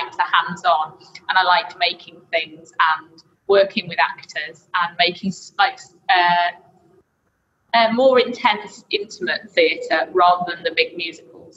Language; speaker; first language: English; native; English